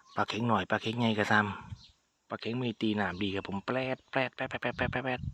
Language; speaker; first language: Thai; native; Thai